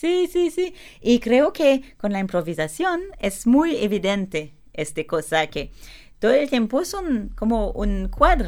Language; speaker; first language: Spanish; non-native, learner; French